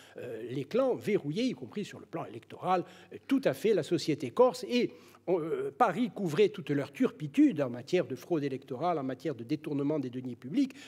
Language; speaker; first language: French; native; French